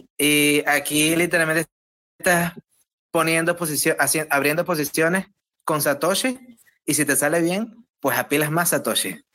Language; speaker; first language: Spanish; native; Spanish